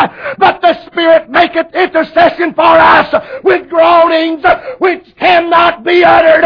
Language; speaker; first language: English; native; English